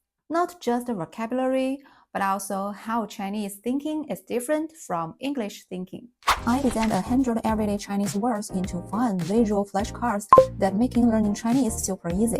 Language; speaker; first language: English; non-native, fluent; Chinese